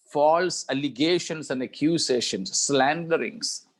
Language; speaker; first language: English; non-native, local second language; Malayalam